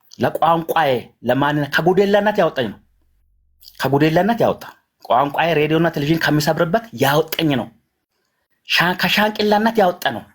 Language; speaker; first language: Amharic; non-native, local second language; Hadiyya